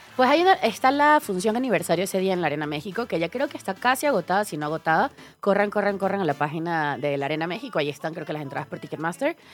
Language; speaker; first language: Spanish; native; Spanish